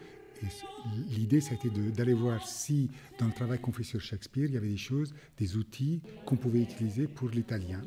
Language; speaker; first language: French; native; French